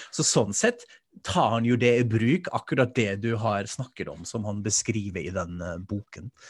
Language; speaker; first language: Norwegian; non-native, fluent; German